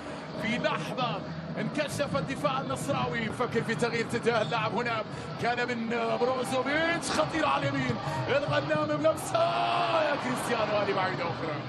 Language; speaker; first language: Arabic; native; Arabic